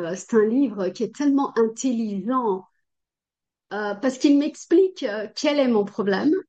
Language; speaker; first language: French; non-native, fluent; Portuguese